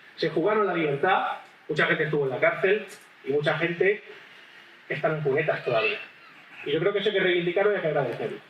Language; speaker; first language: Spanish; non-native, local second language; Catalan